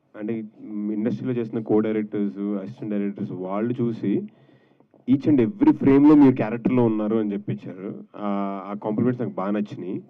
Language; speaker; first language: Telugu; native; Telugu